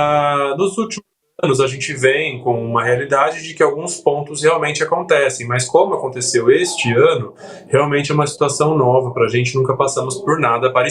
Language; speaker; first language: Portuguese; native; Portuguese